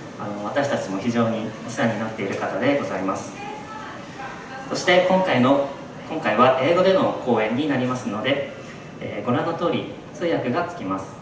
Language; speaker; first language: Japanese; native; Japanese